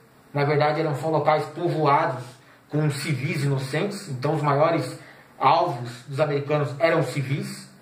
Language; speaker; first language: Portuguese; native; Portuguese